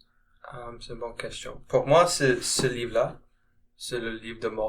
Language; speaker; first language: French; non-native, learner; English